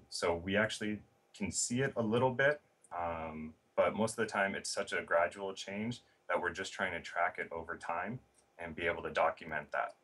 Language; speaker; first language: English; native; English